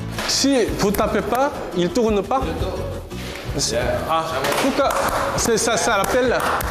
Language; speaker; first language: French; non-native, learner; Korean